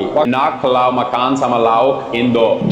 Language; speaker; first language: Indonesian; non-native, fluent; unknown